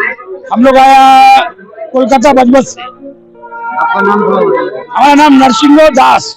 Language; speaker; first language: Hindi; non-native, local second language; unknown